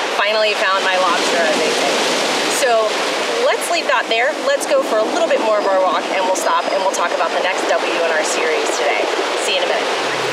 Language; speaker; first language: English; native; English